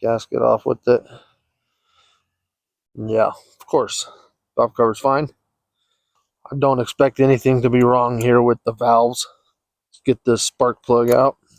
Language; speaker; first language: English; native; English